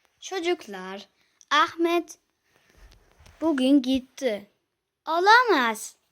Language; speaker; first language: Turkish; early bilingual, heritage; Turkish